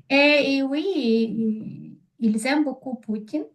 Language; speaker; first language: French; non-native, learner; Ukrainian